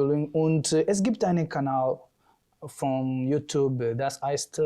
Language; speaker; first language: German; non-native, fluent; Portuguese